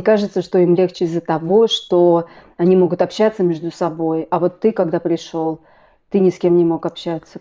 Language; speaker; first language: Russian; native; Russian